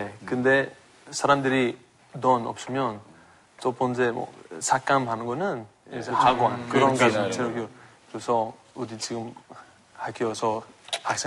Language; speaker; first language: Korean; non-native, fluent; Greek